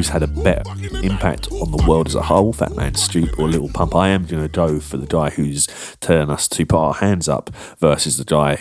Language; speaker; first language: English; native; English